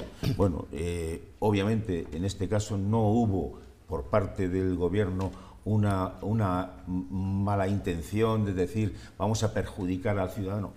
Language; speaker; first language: Spanish; native; Spanish